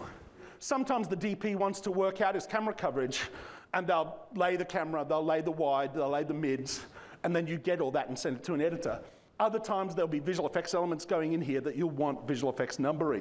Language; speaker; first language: English; native; English